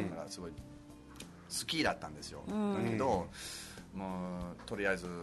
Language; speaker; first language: Japanese; non-native, fluent; English